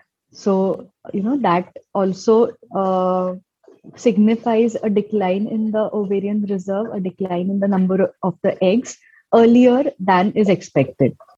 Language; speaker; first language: English; non-native, local second language; Marathi